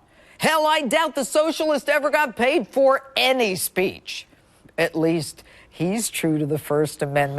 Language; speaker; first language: English; native; English